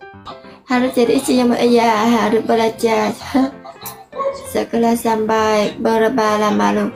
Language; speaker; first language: Indonesian; non-native, learner; Vietnamese